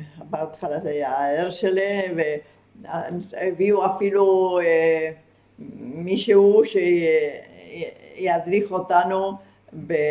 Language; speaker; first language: Hebrew; non-native, fluent; Spanish